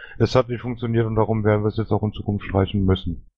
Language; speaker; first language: German; native; German